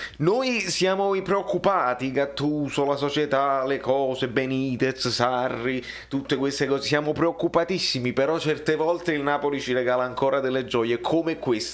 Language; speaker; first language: Italian; native; Italian